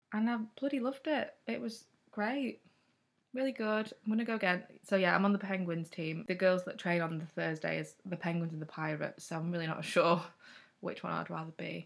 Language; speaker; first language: English; native; English